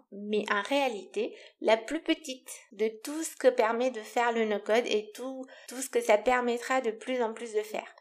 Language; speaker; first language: French; non-native, fluent; Romanian